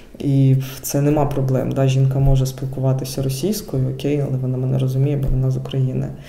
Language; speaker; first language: Ukrainian; non-native, local second language; Russian